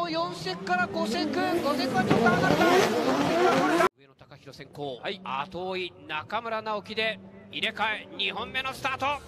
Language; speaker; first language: Japanese; native; Japanese